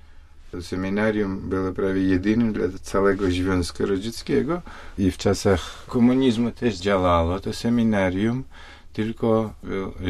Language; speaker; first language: Polish; non-native, fluent; Russian